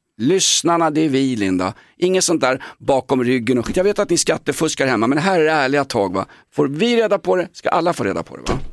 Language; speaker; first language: Swedish; native; Swedish